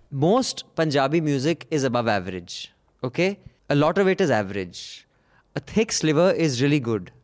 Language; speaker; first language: English; non-native, local second language; Punjabi